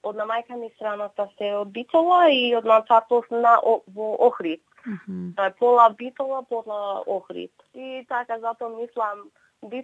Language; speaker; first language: Macedonian; early bilingual, heritage; Macedonian